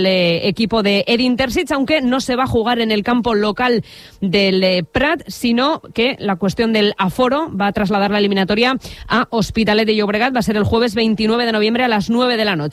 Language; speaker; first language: Spanish; native; Spanish